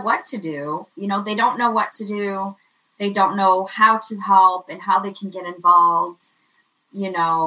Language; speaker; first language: English; native; English